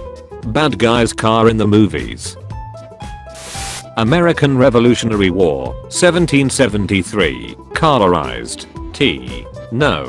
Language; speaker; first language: English; native; English